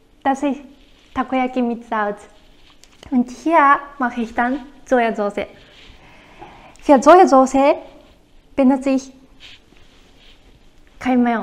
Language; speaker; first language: German; non-native, fluent; Japanese